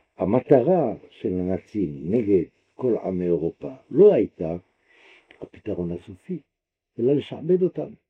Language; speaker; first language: Hebrew; non-native, fluent; French